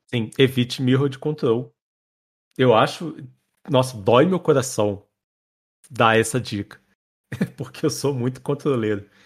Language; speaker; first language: Portuguese; native; Portuguese